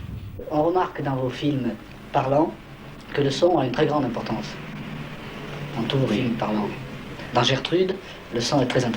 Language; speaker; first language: French; native; French